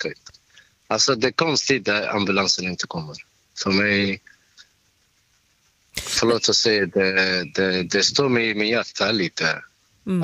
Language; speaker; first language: Swedish; non-native, learner; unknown